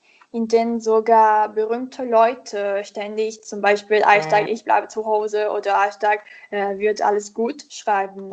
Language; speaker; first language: German; non-native, learner; Italian